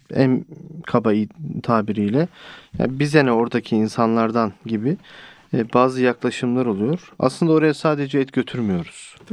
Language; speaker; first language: Turkish; native; Turkish